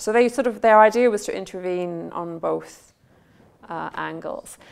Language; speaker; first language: English; native; English